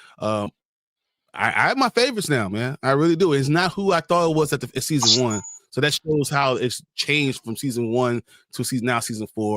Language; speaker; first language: English; native; English